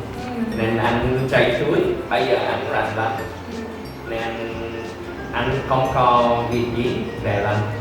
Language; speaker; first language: Vietnamese; non-native, learner; English